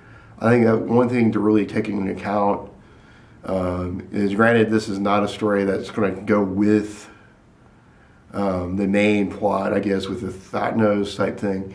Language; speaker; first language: English; native; English